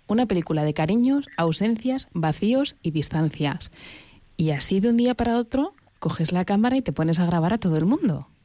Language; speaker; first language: Spanish; native; Spanish